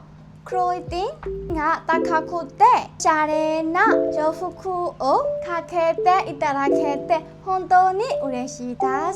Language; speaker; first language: Japanese; non-native, learner; Burmese